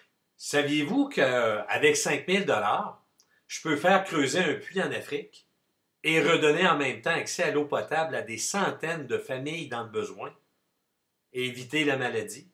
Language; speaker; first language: French; native; French